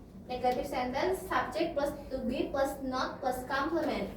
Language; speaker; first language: English; non-native, learner; Indonesian